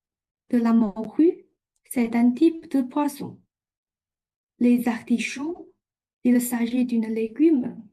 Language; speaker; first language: French; non-native, fluent; Chinese